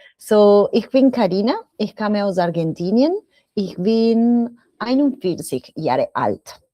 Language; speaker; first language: German; non-native, learner; Spanish